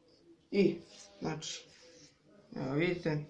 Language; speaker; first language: Serbian; native; Serbian